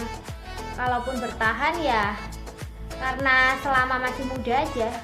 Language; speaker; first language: Indonesian; native; Indonesian